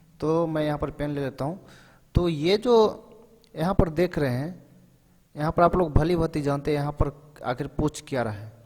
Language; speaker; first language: Hindi; native; Hindi